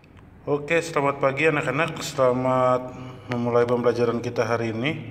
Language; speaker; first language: Indonesian; native; Indonesian